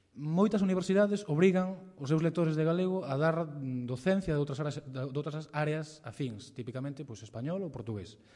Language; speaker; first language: Galician; native; Galician